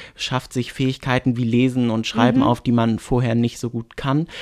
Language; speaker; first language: German; native; German